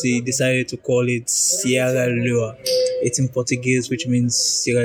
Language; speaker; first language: English; non-native, local second language; Krio